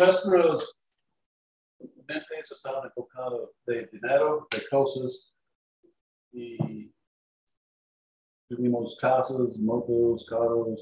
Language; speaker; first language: Spanish; non-native, learner; English